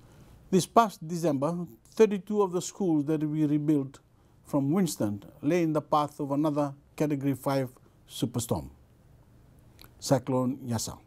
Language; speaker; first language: English; non-native, local second language; Fijian